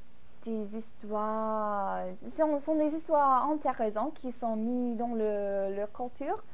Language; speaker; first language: French; non-native, fluent; English